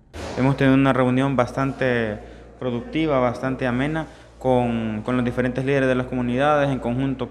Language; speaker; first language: Spanish; native; Spanish